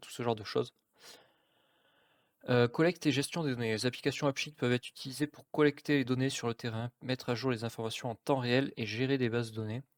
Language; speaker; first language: French; native; French